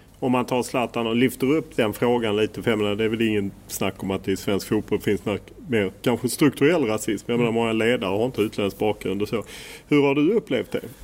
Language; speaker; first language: Swedish; native; Swedish